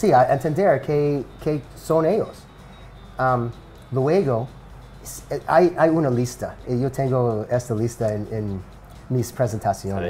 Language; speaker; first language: Spanish; non-native, learner; English